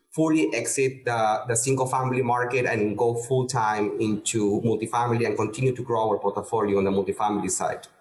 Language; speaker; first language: English; non-native, fluent; Spanish